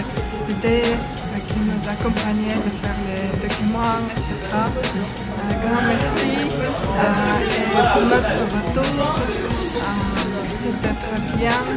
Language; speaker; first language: French; non-native, learner; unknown